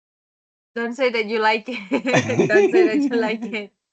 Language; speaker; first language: English; non-native, fluent; Indonesian